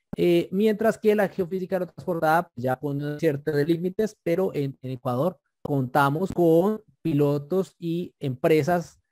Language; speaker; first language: Spanish; native; Spanish